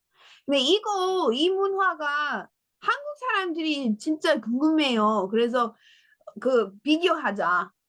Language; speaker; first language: Korean; non-native, learner; English